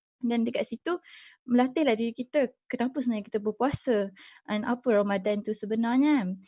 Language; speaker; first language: Malay; native; Malay